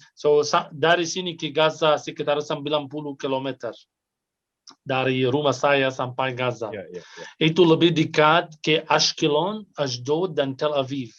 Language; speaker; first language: Indonesian; non-native, fluent; Arabic